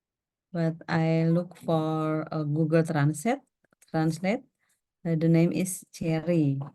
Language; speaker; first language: English; non-native, learner; Indonesian